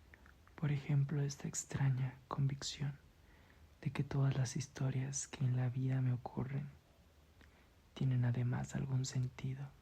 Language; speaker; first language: Spanish; native; Spanish